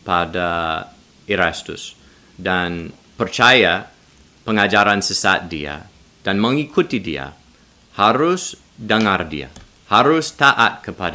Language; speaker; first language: Indonesian; non-native, learner; English